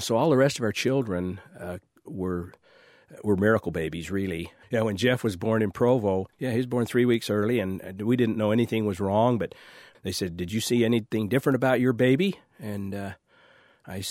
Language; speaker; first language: English; native; English